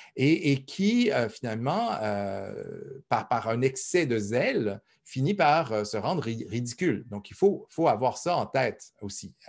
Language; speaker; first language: French; native; French